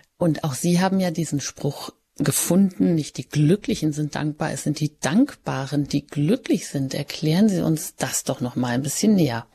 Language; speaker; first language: German; native; German